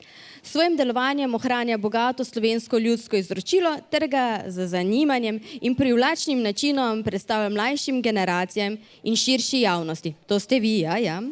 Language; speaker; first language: Slovenian; native; Slovenian